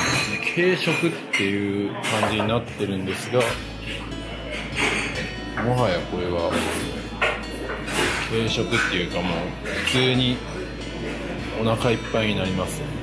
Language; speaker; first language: Japanese; native; Japanese